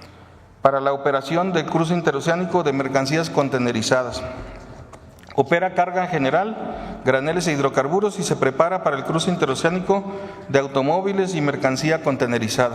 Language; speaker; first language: Spanish; native; Spanish